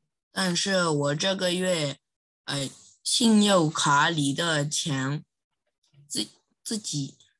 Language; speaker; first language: Chinese; non-native, learner; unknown